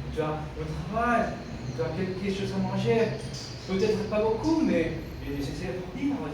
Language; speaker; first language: French; non-native, learner; Spanish